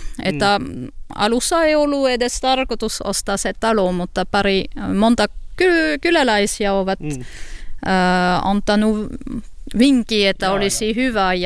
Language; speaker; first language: Finnish; non-native, learner; French